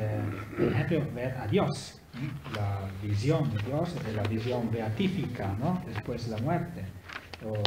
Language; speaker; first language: Spanish; non-native, learner; Italian